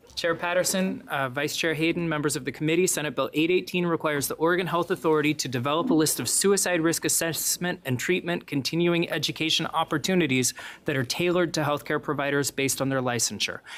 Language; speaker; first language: English; native; English